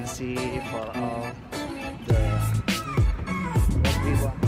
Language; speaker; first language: English; non-native, learner; Indonesian